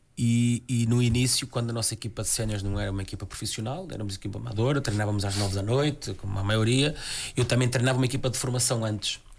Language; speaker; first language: Portuguese; native; Portuguese